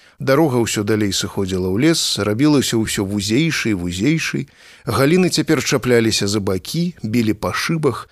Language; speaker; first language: Belarusian; native; Belarusian